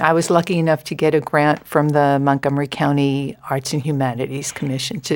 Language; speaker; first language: English; native; English